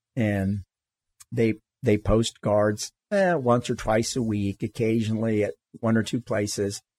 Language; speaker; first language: English; native; English